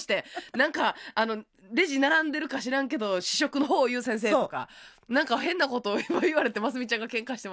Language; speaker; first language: Japanese; native; Japanese